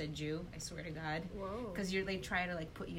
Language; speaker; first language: English; early bilingual, other home language; Russian